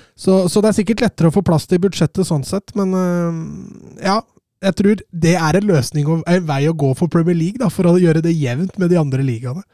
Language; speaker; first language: Norwegian; native; Norwegian